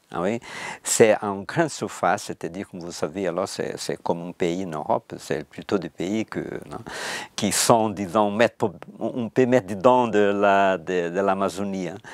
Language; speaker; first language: French; non-native, fluent; Portuguese